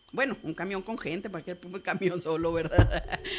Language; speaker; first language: Spanish; native; Spanish